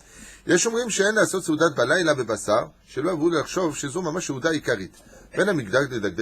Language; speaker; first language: Hebrew; non-native, fluent; French